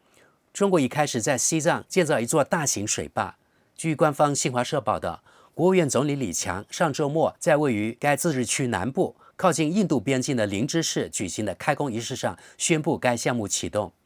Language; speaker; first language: Chinese; native; Chinese